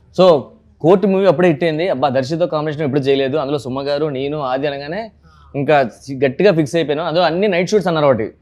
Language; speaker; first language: Telugu; native; Telugu